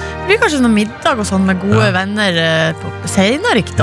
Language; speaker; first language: Norwegian; native; Norwegian